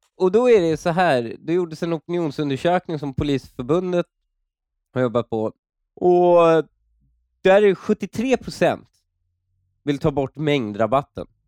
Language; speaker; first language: Swedish; early bilingual, other home language; Persian